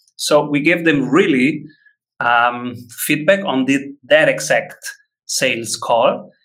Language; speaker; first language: English; non-native, fluent; Italian